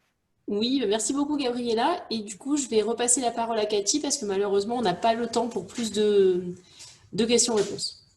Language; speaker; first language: French; native; French